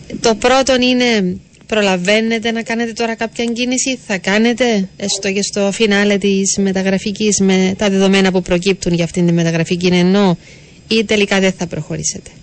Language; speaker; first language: Greek; native; Greek